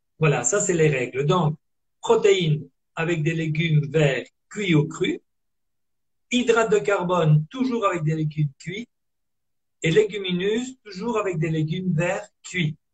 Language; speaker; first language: French; non-native, fluent; Italian